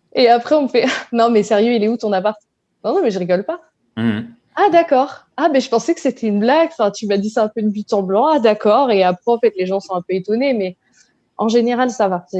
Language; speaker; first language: French; native; French